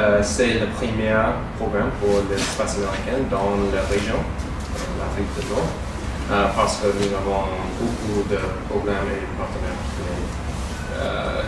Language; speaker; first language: French; non-native, learner; English